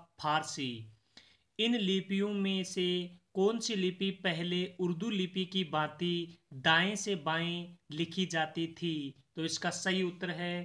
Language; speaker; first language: Hindi; native; Hindi